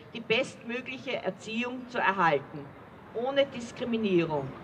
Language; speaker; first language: German; native; German